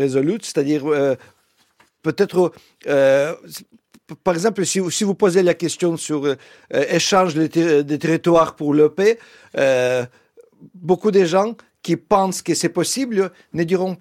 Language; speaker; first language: French; non-native, fluent; Russian